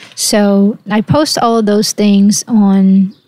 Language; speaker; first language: English; early bilingual, other home language; Portuguese